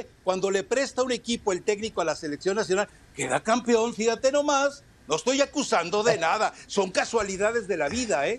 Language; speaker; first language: Spanish; native; Spanish